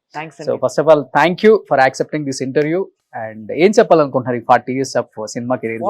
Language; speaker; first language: Telugu; native; Telugu